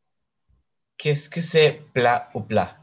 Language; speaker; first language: French; non-native, learner; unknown